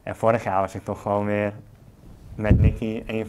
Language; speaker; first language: Dutch; native; Dutch